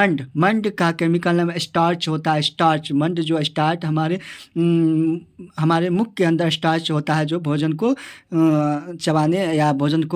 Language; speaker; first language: Hindi; native; Hindi